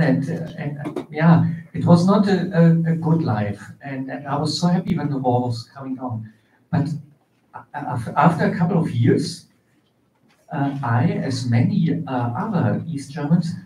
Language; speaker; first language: English; non-native, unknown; German